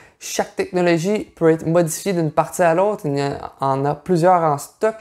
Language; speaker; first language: French; native; French